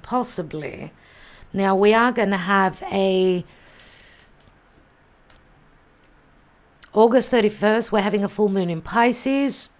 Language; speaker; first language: English; native; English